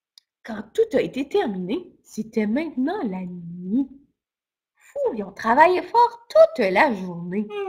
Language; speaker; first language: French; native; French